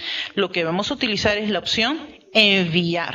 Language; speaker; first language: Spanish; native; Spanish